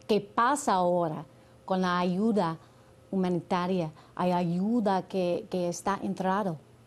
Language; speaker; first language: Spanish; non-native, learner; English